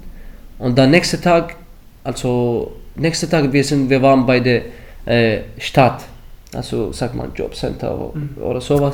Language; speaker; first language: German; early bilingual, other home language; Arabic